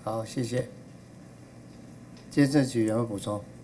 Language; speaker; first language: Chinese; native; Chinese